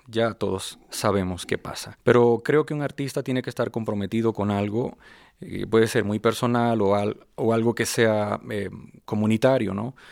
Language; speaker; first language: Spanish; native; Spanish